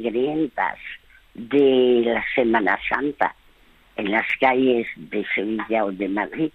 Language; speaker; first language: Spanish; early bilingual, other home language; French